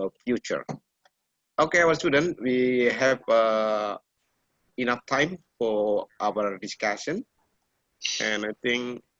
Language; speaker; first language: English; non-native, learner; Indonesian